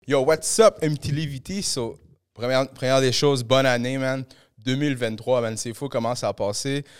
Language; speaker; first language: French; native; French